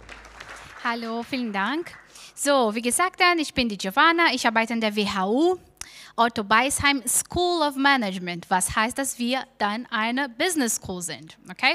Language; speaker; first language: German; non-native, fluent; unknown